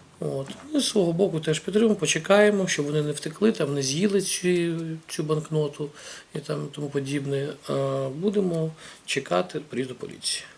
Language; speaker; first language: Ukrainian; native; Ukrainian